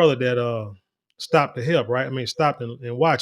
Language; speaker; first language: English; native; English